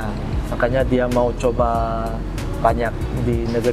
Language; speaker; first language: Indonesian; non-native, fluent; Korean